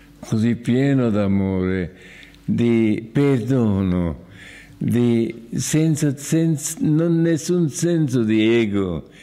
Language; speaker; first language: Italian; non-native, fluent; English